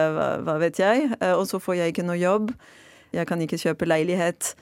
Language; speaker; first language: Norwegian; non-native, fluent; French